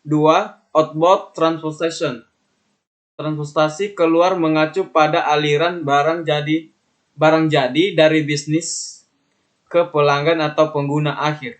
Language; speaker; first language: Indonesian; native; Indonesian